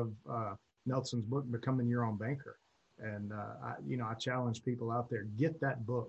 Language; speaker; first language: English; native; English